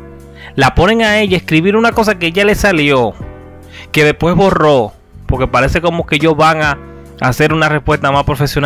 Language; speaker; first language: Spanish; native; Spanish